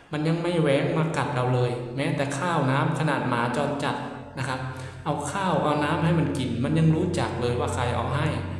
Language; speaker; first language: Thai; native; Thai